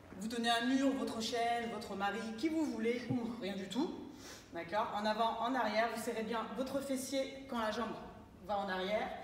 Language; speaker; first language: French; native; French